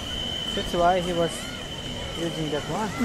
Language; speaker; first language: English; non-native, learner; Korean